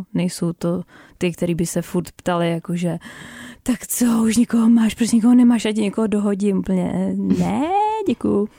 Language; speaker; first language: Czech; native; Czech